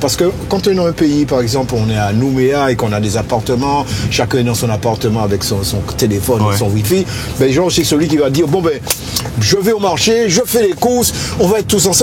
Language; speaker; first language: French; native; French